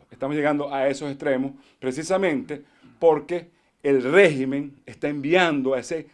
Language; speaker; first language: Spanish; native; Spanish